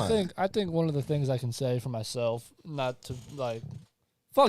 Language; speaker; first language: English; native; English